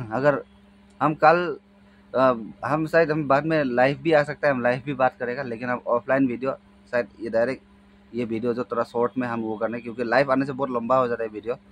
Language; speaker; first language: Hindi; non-native, local second language; Adi